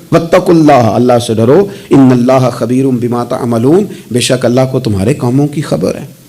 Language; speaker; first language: Urdu; non-native, local second language; Punjabi